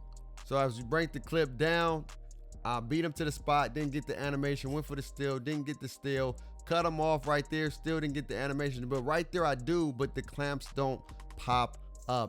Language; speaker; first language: English; native; English